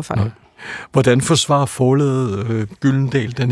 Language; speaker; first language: Danish; native; Danish